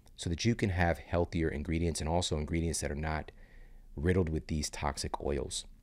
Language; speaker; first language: English; native; English